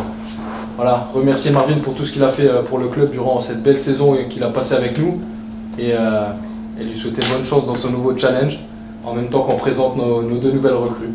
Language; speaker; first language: French; native; French